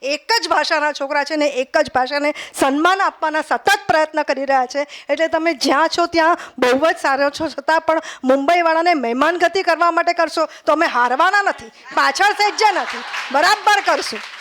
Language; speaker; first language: Gujarati; native; Gujarati